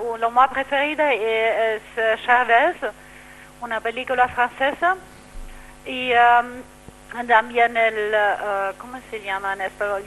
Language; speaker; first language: Spanish; non-native, fluent; German